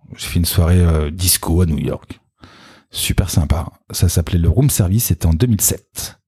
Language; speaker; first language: French; native; French